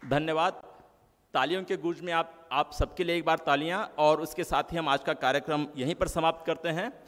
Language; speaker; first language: Hindi; non-native, local second language; Marathi